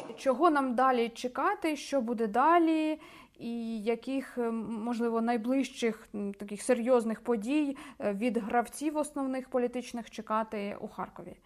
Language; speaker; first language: Ukrainian; native; Ukrainian